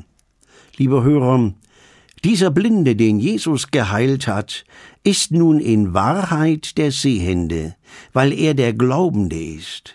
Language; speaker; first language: German; native; German